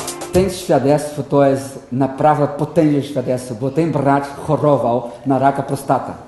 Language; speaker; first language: Polish; non-native, learner; Portuguese